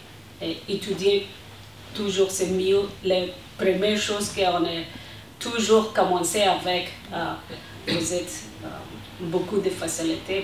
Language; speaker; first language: French; non-native, learner; Persian